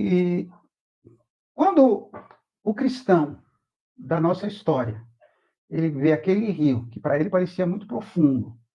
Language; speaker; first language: Portuguese; native; Portuguese